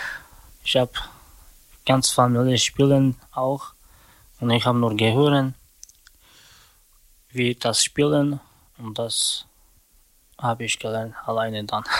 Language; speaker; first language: German; non-native, learner; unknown